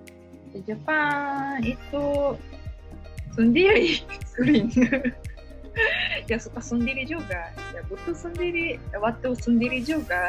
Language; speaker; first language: Indonesian; non-native, learner; Japanese